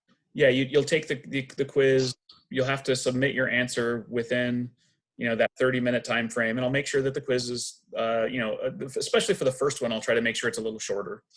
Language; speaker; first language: English; native; English